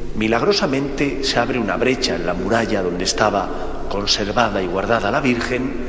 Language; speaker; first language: Spanish; native; Spanish